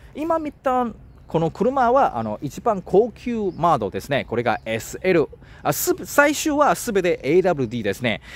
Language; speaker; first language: Japanese; non-native, learner; Chinese